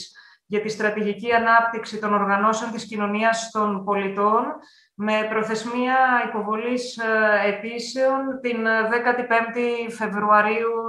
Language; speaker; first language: Greek; native; Greek